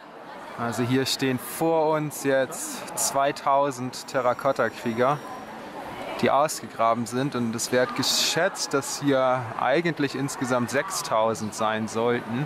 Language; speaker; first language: German; native; German